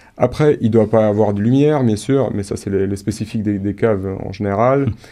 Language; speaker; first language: French; non-native, fluent; Romanian